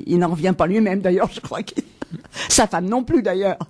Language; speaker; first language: French; native; French